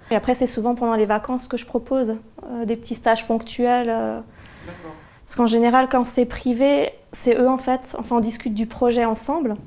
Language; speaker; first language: French; native; French